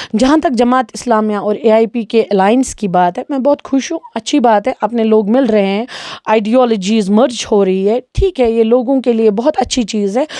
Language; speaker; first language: Urdu; non-native, local second language; Kashmiri